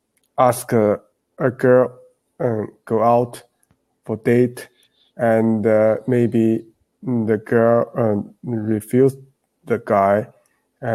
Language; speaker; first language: English; non-native, learner; Chinese